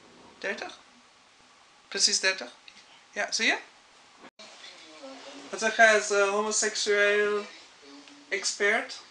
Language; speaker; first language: Dutch; non-native, fluent; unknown